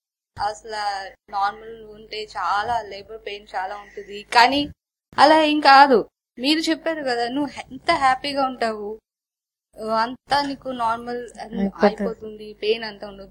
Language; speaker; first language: Telugu; non-native, learner; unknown